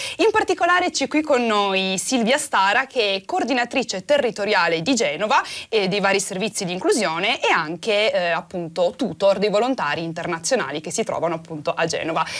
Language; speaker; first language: Italian; native; Italian